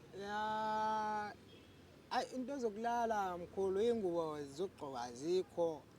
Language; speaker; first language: Zulu; non-native, local second language; Southern Sotho